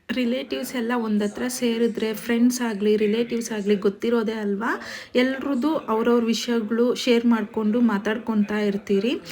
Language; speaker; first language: Kannada; non-native, local second language; Telugu